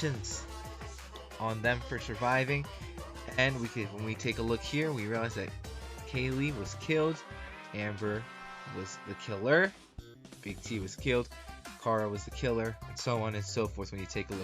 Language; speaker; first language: English; native; English